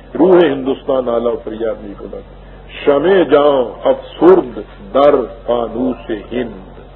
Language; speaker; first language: Urdu; native; Urdu